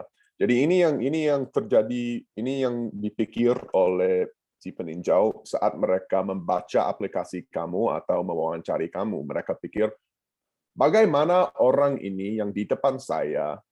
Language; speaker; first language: Indonesian; non-native, fluent; English